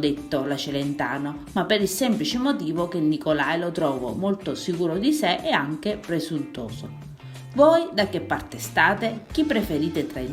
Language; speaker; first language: Italian; native; Italian